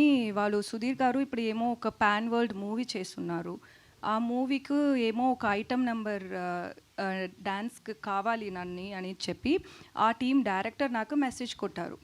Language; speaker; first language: Telugu; non-native, learner; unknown